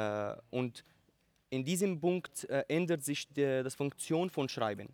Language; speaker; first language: German; non-native, learner; Arabic